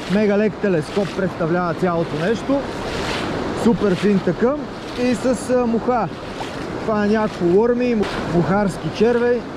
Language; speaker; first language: Bulgarian; native; Bulgarian